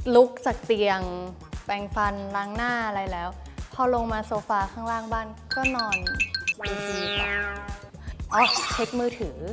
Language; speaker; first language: Thai; native; Thai